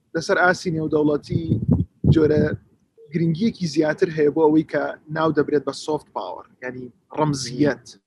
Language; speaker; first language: Central Kurdish; native; Central Kurdish